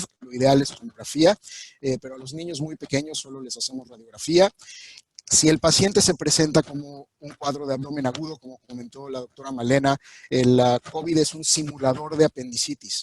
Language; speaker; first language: Spanish; native; Spanish